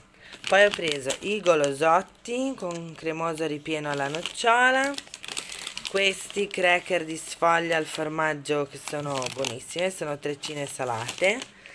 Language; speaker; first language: Italian; native; Italian